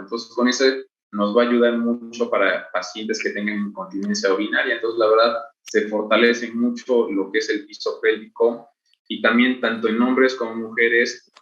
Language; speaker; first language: Spanish; native; Spanish